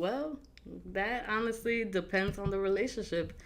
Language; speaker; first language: English; native; English